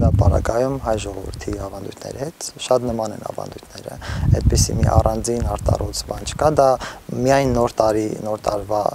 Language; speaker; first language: Armenian; non-native, local second language; Assyrian Neo-Aramaic